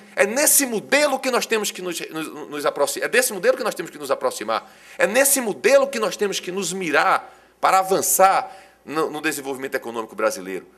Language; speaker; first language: Portuguese; native; Portuguese